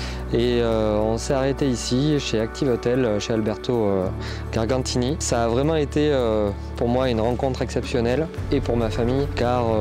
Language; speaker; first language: French; native; French